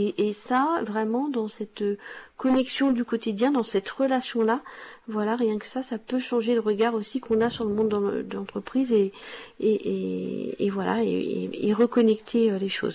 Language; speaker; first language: French; native; French